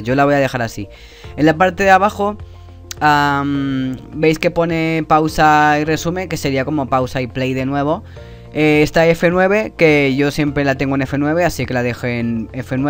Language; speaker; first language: Spanish; native; Spanish